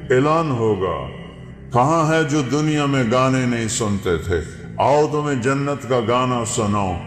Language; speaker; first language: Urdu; non-native, local second language; Punjabi